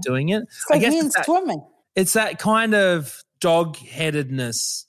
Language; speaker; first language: English; native; English